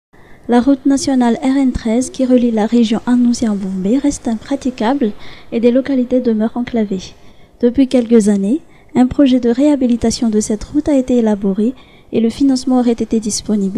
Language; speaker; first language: French; non-native, local second language; Malagasy